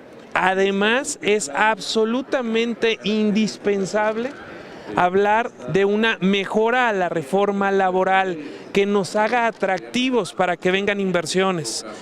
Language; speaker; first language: Spanish; native; Spanish